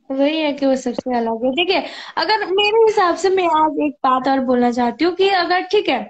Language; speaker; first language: Hindi; non-native, local second language; Nepali